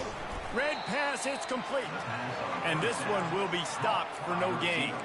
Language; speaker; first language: English; native; English